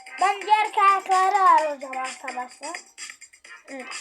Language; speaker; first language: Turkish; early bilingual, other home language; Arabic